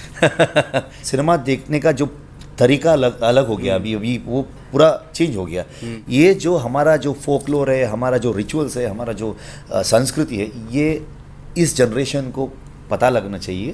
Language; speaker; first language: Hindi; non-native, local second language; Kannada